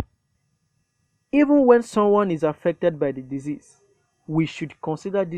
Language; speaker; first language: English; non-native, local second language; Yoruba